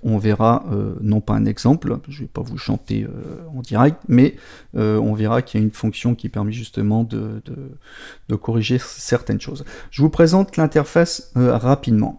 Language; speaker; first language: French; native; French